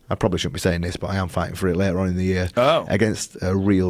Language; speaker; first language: English; native; English